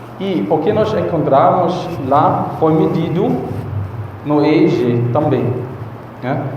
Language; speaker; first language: Portuguese; non-native, fluent; German